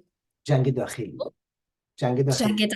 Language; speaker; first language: Persian; native; Persian